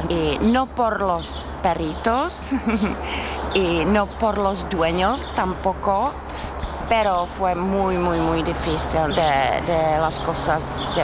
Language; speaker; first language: Spanish; non-native, fluent; Czech